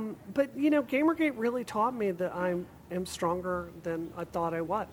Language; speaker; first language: English; native; English